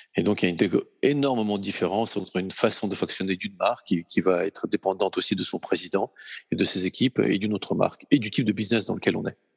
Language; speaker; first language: French; non-native, fluent; Ukrainian